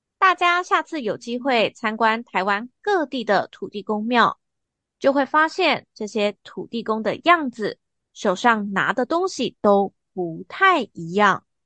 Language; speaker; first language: Chinese; native; Chinese